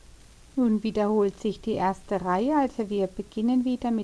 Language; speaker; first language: German; native; German